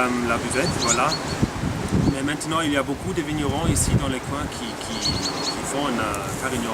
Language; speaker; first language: French; non-native, fluent; German